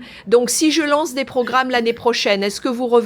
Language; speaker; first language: French; native; French